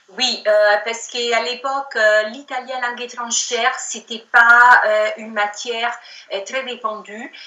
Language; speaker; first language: French; non-native, fluent; Italian